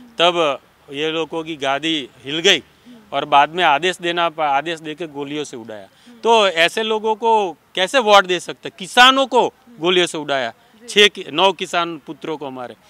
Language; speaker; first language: Hindi; non-native, local second language; Gujarati